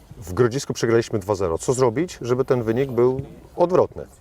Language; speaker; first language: Polish; native; Polish